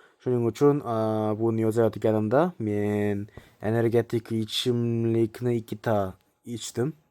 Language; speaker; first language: Uzbek; non-native, learner; Korean